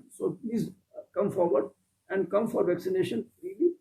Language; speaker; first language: English; non-native, local second language; Kannada